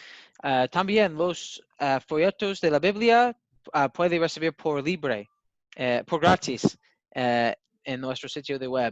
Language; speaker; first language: Spanish; non-native, learner; English